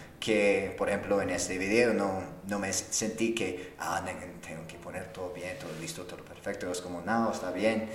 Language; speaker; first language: Spanish; non-native, fluent; English